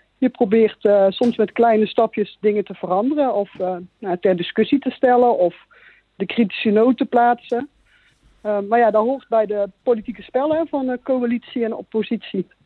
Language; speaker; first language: Dutch; native; Dutch